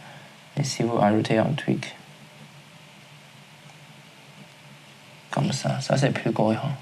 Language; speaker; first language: French; non-native, learner; Chinese